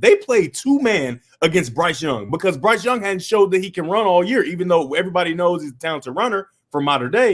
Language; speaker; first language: English; native; English